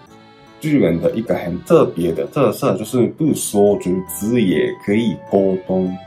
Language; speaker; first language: Chinese; non-native, fluent; Japanese